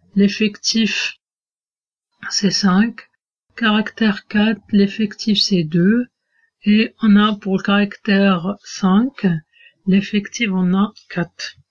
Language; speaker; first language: French; non-native, local second language; Arabic